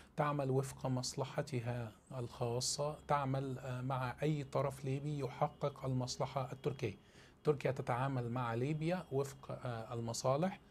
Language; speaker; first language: Arabic; native; Arabic